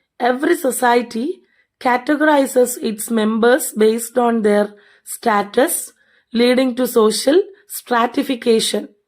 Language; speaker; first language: English; non-native, local second language; Malayalam